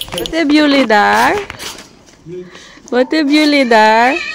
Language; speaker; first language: Dutch; non-native, learner; Filipino